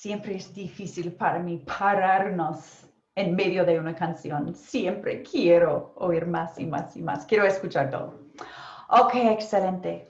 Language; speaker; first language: Spanish; non-native, fluent; English